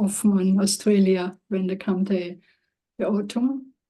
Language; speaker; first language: English; non-native, learner; German